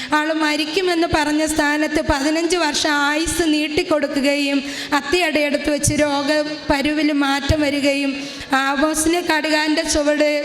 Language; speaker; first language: Malayalam; native; Malayalam